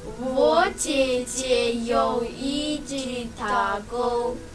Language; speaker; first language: Chinese; non-native, learner; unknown